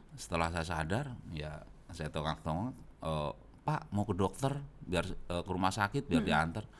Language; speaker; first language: Indonesian; native; Indonesian